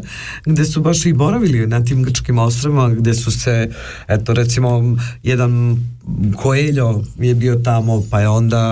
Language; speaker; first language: Serbian; native; Serbian